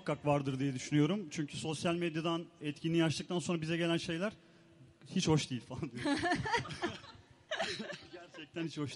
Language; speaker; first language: Turkish; native; Turkish